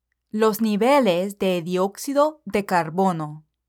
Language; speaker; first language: Spanish; non-native, fluent; English